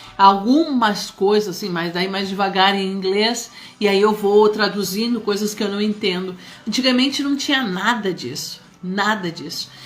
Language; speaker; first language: Portuguese; early bilingual, other home language; Spanish